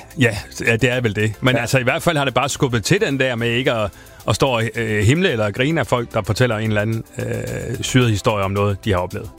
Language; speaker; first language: Danish; native; Danish